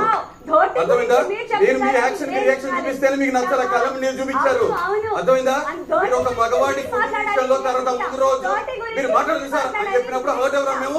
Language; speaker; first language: Telugu; native; Telugu